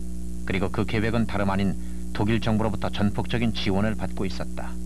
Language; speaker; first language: Korean; native; Korean